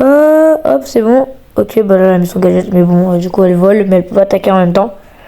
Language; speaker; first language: French; native; French